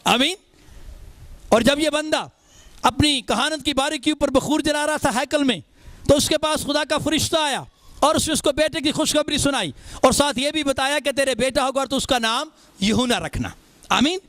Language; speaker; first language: Urdu; non-native, local second language; Punjabi